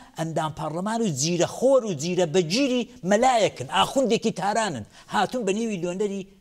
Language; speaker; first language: Central Kurdish; native; Central Kurdish